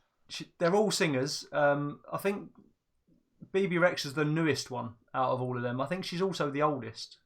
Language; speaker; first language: English; native; English